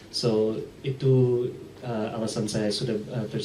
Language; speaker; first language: Indonesian; early bilingual, heritage; English